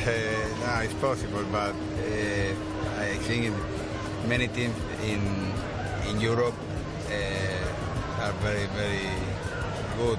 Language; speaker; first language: English; non-native, learner; Spanish